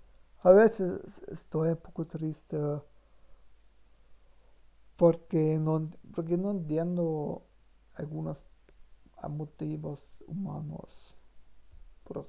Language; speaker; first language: Spanish; non-native, learner; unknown